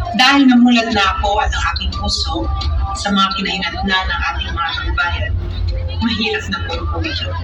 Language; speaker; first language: Filipino; native; Filipino